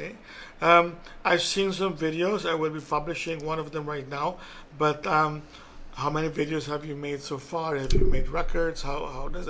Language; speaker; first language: English; non-native, local second language; Papiamento